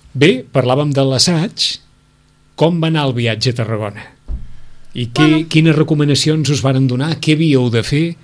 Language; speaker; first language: Catalan; native; Catalan